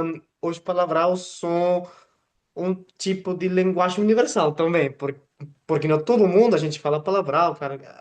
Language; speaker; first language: Portuguese; non-native, fluent; Spanish